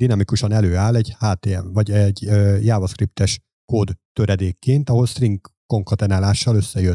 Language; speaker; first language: Hungarian; native; Hungarian